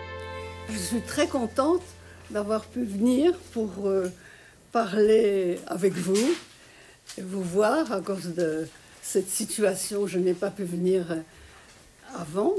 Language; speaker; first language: French; non-native, fluent; Polish